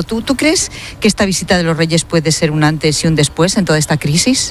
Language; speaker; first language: Spanish; native; Spanish